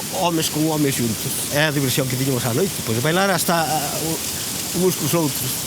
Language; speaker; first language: Galician; native; Galician